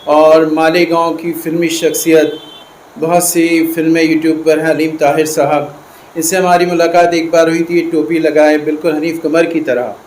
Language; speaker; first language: Urdu; native; Urdu